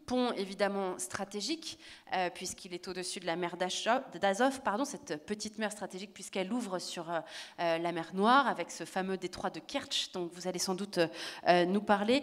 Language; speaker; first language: French; native; French